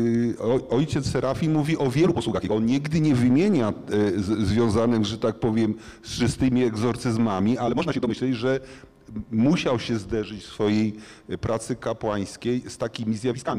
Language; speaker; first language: Polish; native; Polish